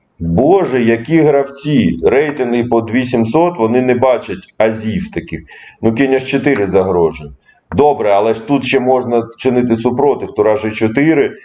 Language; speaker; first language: Ukrainian; non-native, local second language; Russian